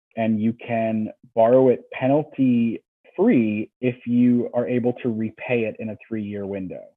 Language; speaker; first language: English; native; English